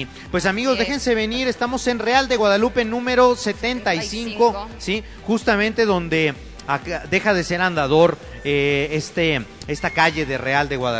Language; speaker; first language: Spanish; native; Spanish